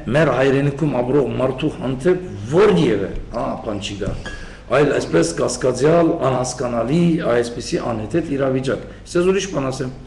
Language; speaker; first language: Armenian; early bilingual, heritage; Armenian